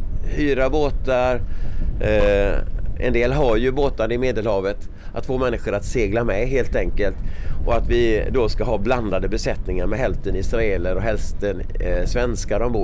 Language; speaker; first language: Swedish; native; Swedish